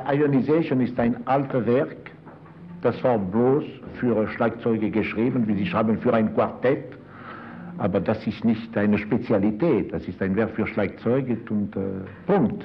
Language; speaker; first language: German; non-native, fluent; French